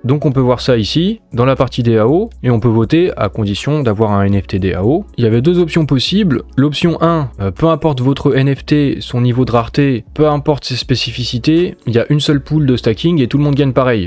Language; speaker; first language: French; native; French